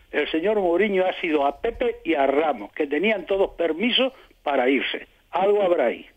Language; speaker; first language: Spanish; native; Spanish